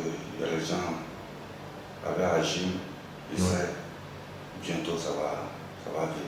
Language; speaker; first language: French; non-native, local second language; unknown